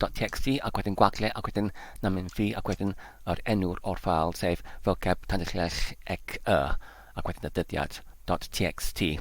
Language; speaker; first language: Welsh; non-native, learner; English